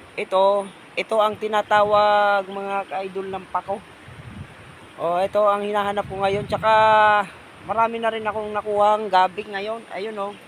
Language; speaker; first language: Filipino; non-native, local second language; Bikol